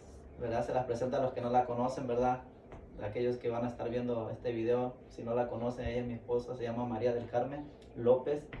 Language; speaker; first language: Spanish; native; Spanish